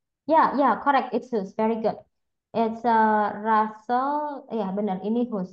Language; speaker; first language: English; non-native, fluent; Indonesian